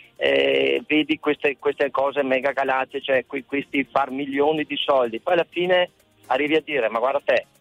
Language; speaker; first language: Italian; native; Italian